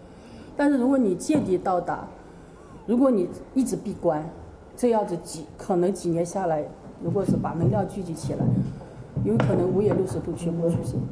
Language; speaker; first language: Chinese; native; Chinese